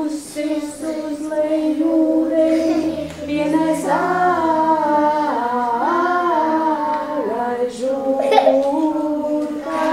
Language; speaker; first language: Latvian; early bilingual, heritage; Latvian